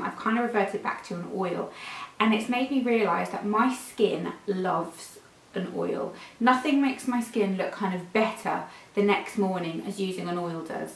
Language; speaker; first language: English; native; English